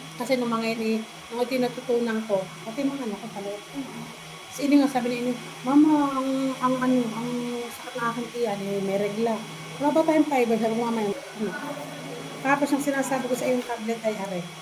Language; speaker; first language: Filipino; native; Filipino